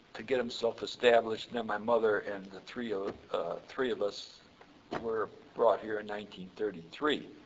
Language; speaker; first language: English; early bilingual, other home language; Yiddish